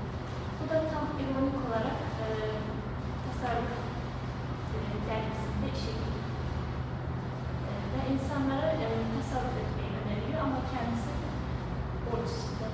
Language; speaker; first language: Turkish; native; Turkish